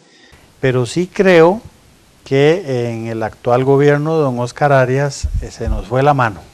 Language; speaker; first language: Spanish; native; Spanish